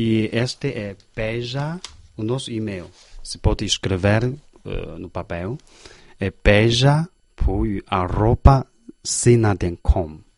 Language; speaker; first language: Portuguese; non-native, learner; Chinese